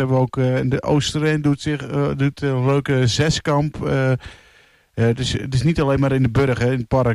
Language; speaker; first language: Dutch; native; Dutch